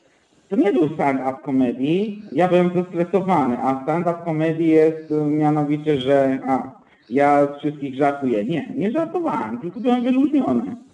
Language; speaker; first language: Polish; non-native, fluent; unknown